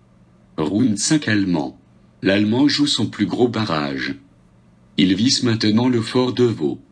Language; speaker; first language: French; native; French